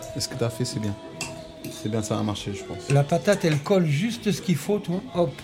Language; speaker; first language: French; non-native, fluent; Spanish